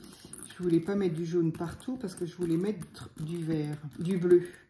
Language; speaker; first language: French; native; French